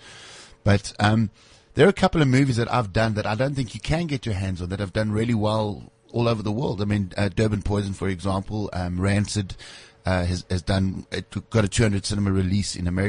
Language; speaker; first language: English; native; English